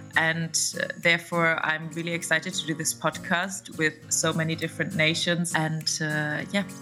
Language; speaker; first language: English; non-native, fluent; German